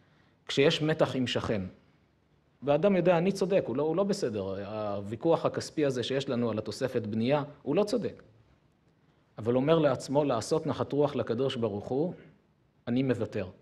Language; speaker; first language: Hebrew; native; Hebrew